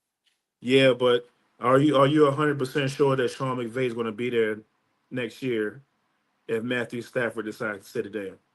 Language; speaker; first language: English; native; English